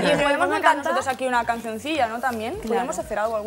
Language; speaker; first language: Spanish; native; Spanish